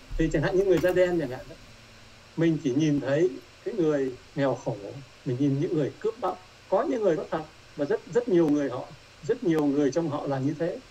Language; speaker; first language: Vietnamese; native; Vietnamese